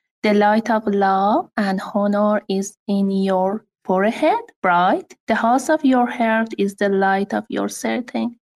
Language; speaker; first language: English; non-native, learner; Persian